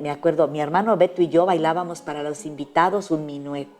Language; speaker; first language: Spanish; native; Spanish